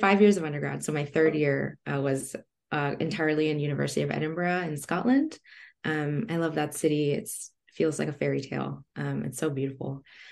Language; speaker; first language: English; early bilingual, other home language; Spanish